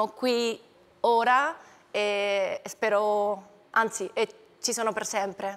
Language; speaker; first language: Italian; non-native, fluent; Spanish